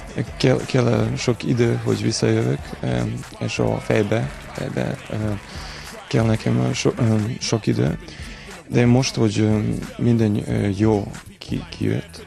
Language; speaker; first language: Hungarian; non-native, learner; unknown